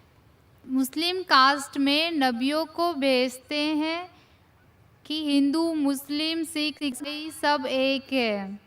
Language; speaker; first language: Hindi; non-native, local second language; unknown